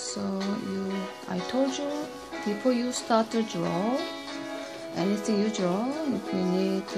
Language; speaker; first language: English; non-native, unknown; Korean